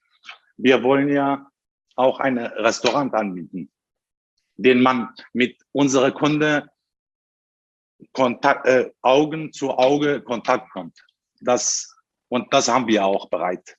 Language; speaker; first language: German; non-native, fluent; Turkish